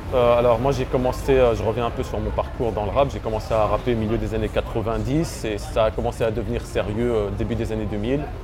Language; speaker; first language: French; early bilingual, other home language; Arabic